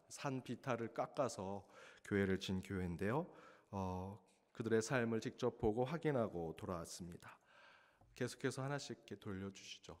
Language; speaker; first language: Korean; native; Korean